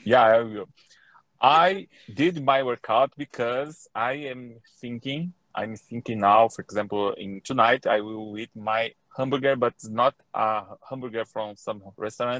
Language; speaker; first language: English; non-native, learner; Portuguese